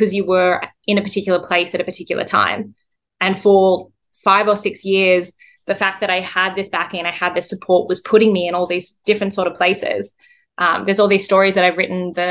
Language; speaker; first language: English; native; English